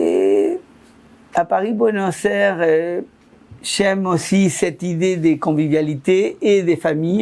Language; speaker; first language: French; non-native, fluent; Spanish